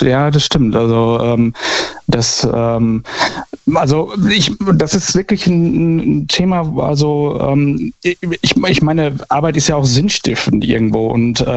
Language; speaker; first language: German; native; German